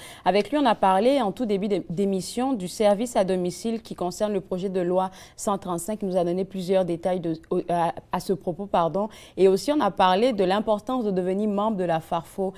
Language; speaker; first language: French; native; French